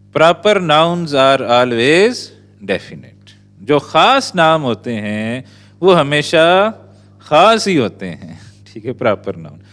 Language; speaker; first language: Urdu; native; Urdu